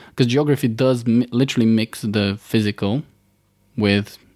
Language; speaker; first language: English; non-native, fluent; Bulgarian